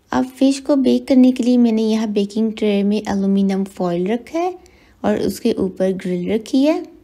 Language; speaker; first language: Hindi; native; Hindi